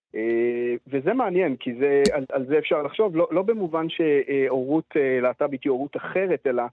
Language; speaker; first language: Hebrew; native; Hebrew